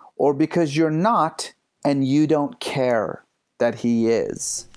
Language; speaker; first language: English; early bilingual, other home language; Persian